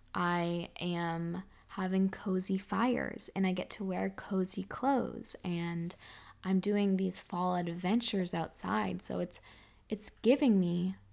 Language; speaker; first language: English; native; English